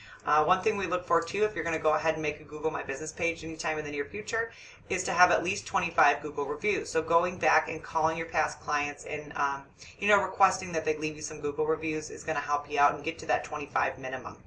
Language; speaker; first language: English; native; English